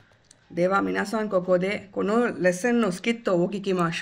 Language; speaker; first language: Japanese; non-native, fluent; Tamil